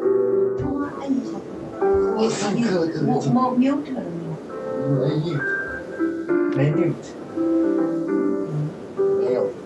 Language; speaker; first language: Chinese; early bilingual, heritage; Chinese